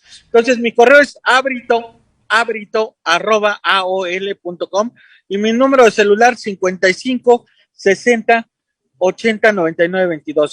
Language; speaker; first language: Spanish; native; Spanish